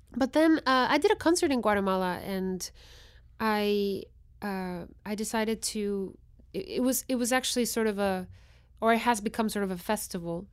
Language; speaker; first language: English; non-native, fluent; Spanish